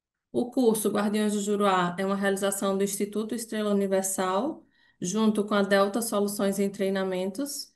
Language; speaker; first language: Portuguese; native; Portuguese